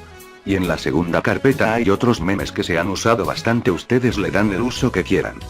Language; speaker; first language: Spanish; native; Spanish